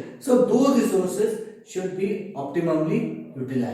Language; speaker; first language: English; non-native, local second language; Hindi